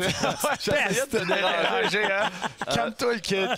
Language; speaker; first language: French; native; French